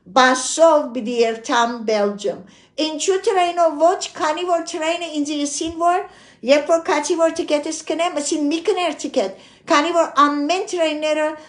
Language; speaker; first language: Armenian; early bilingual, heritage; Armenian